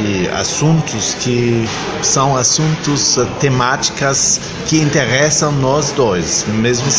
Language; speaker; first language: Portuguese; non-native, fluent; German